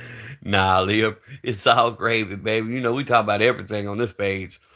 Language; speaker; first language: English; native; English